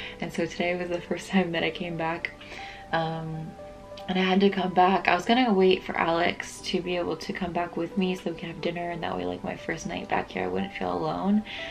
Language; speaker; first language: English; native; English